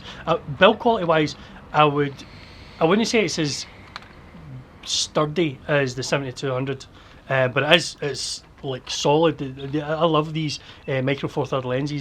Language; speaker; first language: English; native; English